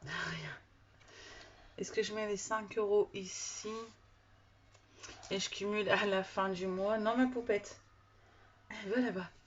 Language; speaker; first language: French; native; French